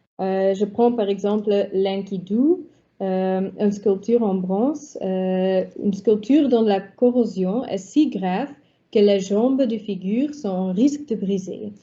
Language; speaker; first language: French; non-native, local second language; Dutch